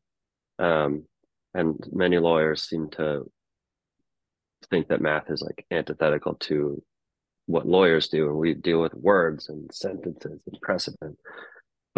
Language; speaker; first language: English; native; English